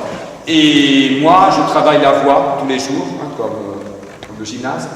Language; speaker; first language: French; non-native, fluent; Spanish